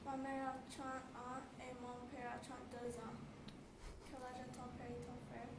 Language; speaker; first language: French; non-native, learner; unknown